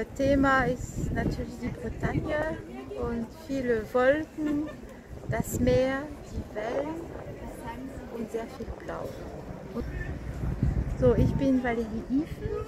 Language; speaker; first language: German; non-native, fluent; French